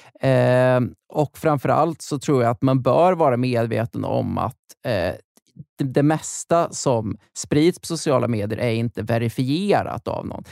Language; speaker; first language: Swedish; native; Swedish